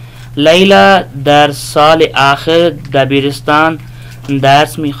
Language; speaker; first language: Persian; non-native, fluent; Urdu